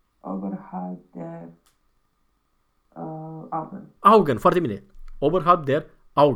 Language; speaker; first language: German; non-native, fluent; Romanian